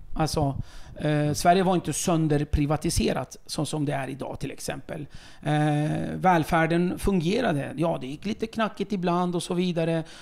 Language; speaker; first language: Swedish; early bilingual, other home language; Kurdish